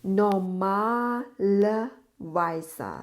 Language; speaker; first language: German; non-native, fluent; Thai